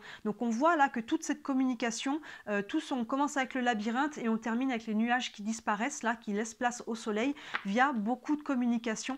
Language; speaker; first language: French; native; French